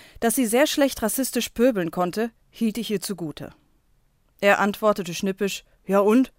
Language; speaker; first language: German; native; German